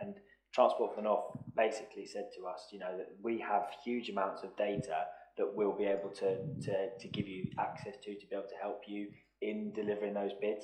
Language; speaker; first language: English; native; English